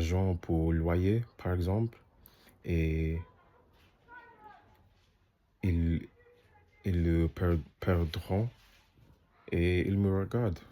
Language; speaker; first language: French; non-native, learner; English